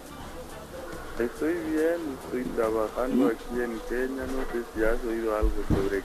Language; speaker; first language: Spanish; non-native, fluent; Kikuyu